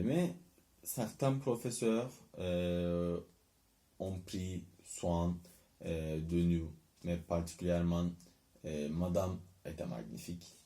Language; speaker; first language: French; non-native, learner; Turkish